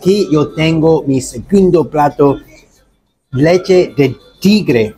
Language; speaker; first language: Spanish; non-native, learner; English